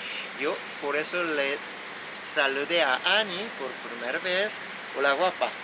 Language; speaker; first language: Spanish; non-native, fluent; Korean